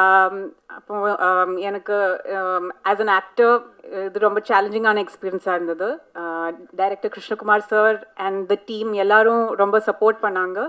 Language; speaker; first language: Tamil; non-native, fluent; Malayalam